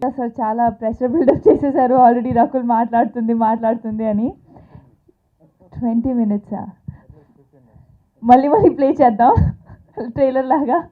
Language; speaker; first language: Telugu; non-native, learner; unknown